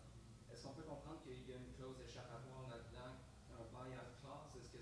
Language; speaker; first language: French; native; French